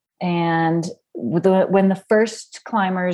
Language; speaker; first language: English; native; English